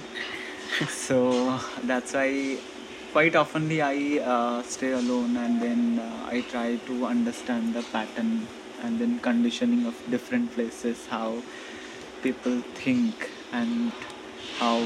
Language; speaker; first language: English; non-native, local second language; Odia